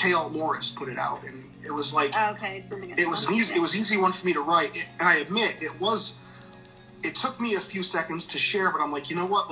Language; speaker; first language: English; native; English